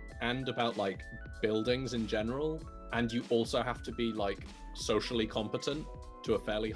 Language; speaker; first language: English; native; English